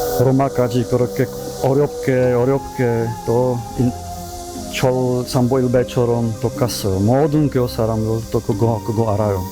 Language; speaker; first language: Korean; non-native, learner; Czech